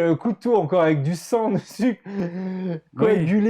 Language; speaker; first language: French; native; French